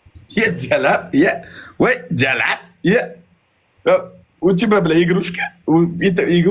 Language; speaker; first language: Russian; non-native, learner; Uzbek